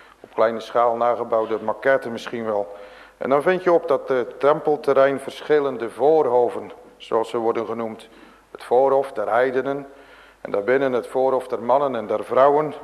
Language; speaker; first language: Dutch; native; Dutch